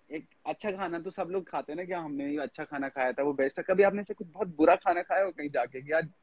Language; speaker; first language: Hindi; native; Hindi